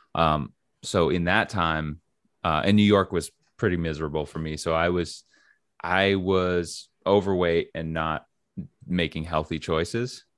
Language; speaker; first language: English; native; English